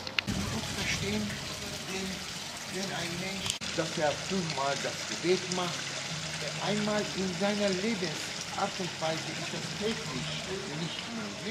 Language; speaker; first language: German; non-native, fluent; Turkish